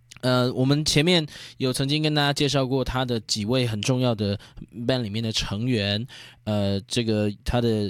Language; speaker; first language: Chinese; native; Chinese